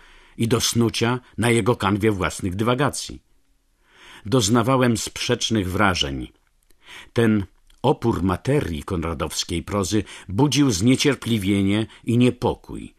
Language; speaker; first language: Polish; native; Polish